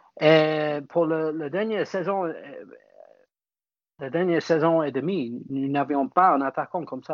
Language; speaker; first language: French; non-native, fluent; English